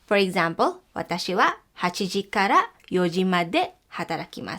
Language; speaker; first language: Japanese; non-native, fluent; Filipino